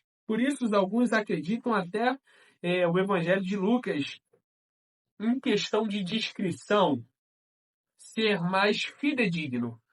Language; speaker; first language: Portuguese; native; Portuguese